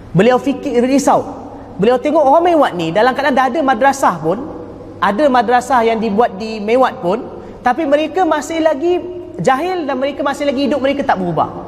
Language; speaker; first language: Malay; native; Malay